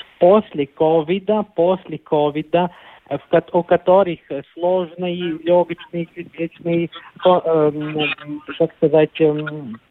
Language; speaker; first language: Russian; non-native, local second language; Latvian